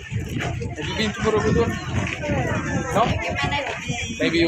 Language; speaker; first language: English; non-native, fluent; Slovenian